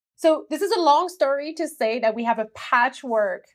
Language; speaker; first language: English; native; English